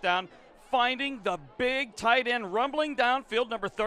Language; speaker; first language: English; native; English